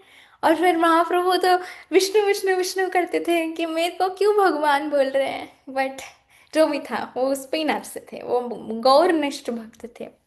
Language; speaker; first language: Hindi; native; Hindi